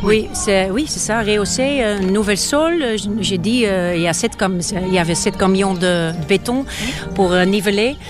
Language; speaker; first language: French; non-native, fluent; Dutch